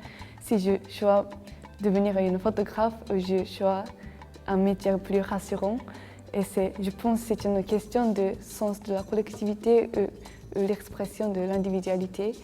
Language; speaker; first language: French; non-native, learner; Japanese